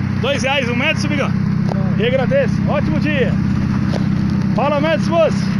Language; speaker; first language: Portuguese; native; Portuguese